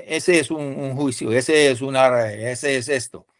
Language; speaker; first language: Spanish; non-native, fluent; English